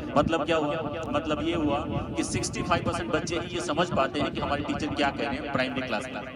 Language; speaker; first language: Hindi; native; Hindi